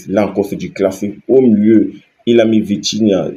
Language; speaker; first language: French; native; French